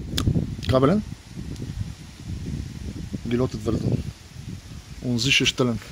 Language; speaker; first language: German; non-native, learner; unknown